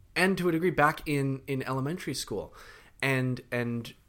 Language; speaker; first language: English; native; English